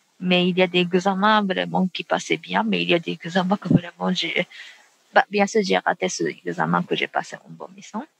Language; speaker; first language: French; non-native, fluent; Japanese